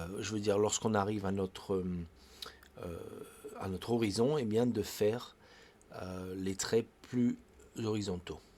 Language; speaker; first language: French; native; French